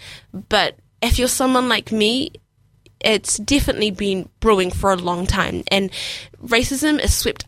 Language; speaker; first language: English; non-native, local second language; Somali